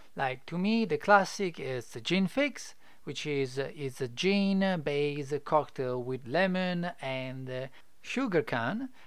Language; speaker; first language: English; non-native, fluent; Italian